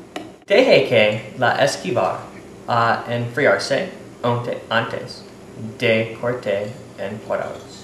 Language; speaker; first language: Spanish; non-native, learner; English